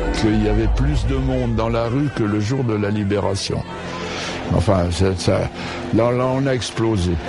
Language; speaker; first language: French; native; French